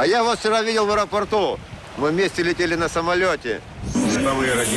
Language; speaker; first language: Russian; native; Russian